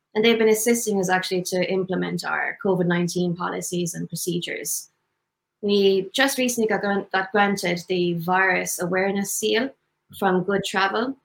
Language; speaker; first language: English; native; English